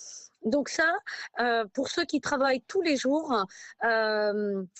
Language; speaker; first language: French; native; French